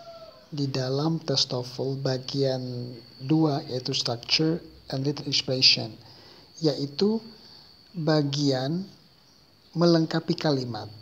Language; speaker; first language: Indonesian; native; Indonesian